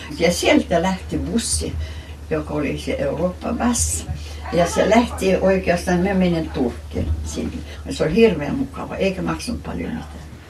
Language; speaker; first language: Finnish; non-native, local second language; Russian